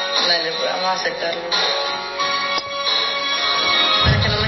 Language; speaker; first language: Spanish; native; Spanish